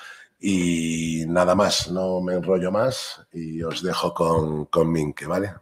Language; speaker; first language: Spanish; native; Spanish